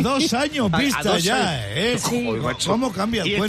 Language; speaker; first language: Spanish; native; Spanish